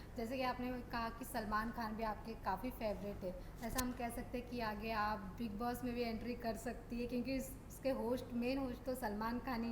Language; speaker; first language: Hindi; native; Hindi